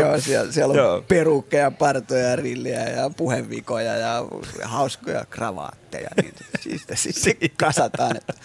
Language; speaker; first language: Finnish; native; Finnish